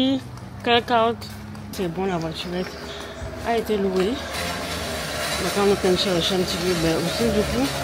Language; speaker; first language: French; native; French